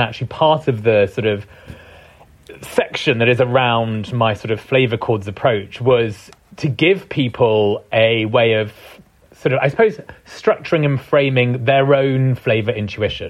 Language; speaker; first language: English; non-native, local second language; Punjabi